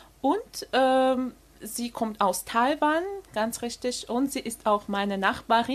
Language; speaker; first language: German; non-native, fluent; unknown